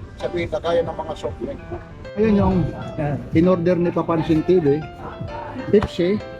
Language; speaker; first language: Filipino; non-native, local second language; Waray